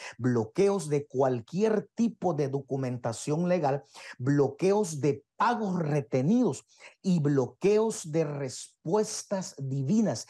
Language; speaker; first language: Spanish; native; Spanish